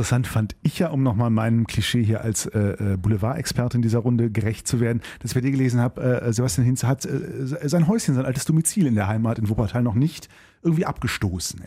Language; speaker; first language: German; native; German